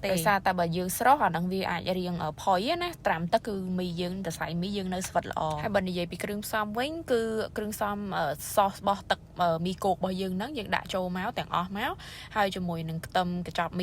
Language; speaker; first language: Khmer; native; Khmer